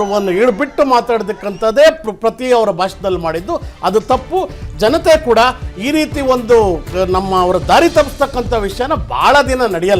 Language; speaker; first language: Kannada; native; Kannada